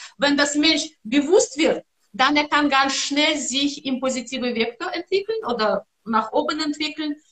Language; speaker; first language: German; non-native, learner; Russian